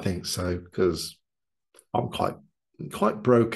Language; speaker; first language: English; native; English